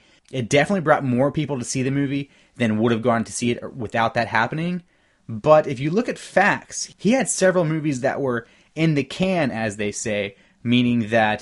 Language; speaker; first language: English; native; English